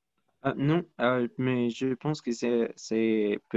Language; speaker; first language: French; non-native, learner; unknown